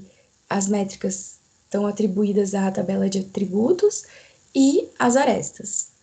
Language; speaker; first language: Portuguese; native; Portuguese